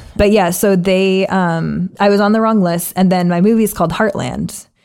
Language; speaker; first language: English; native; English